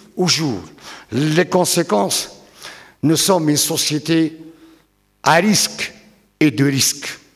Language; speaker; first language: French; non-native, local second language; Arabic